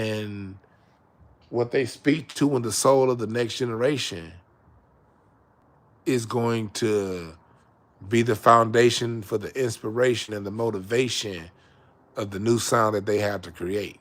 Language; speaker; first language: English; native; English